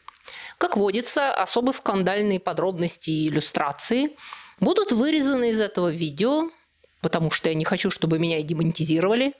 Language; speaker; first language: Russian; native; Russian